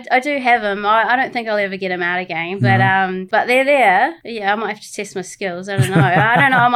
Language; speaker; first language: English; native; English